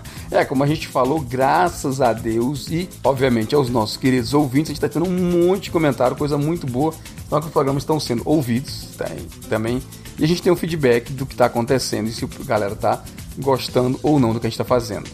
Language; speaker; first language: Portuguese; native; Portuguese